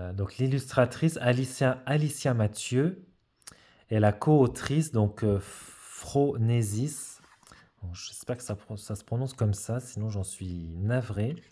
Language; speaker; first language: French; native; French